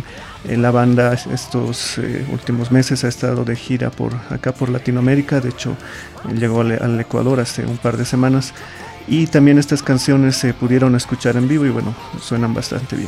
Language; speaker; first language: Spanish; native; Spanish